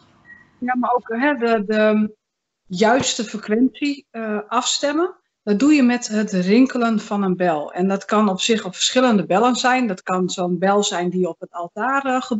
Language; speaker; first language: Dutch; native; Dutch